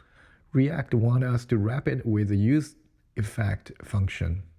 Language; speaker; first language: English; non-native, fluent; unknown